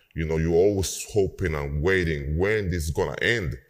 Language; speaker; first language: English; non-native, fluent; Spanish